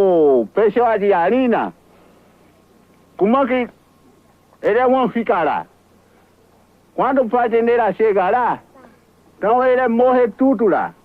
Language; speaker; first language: Portuguese; non-native, local second language; Kayapó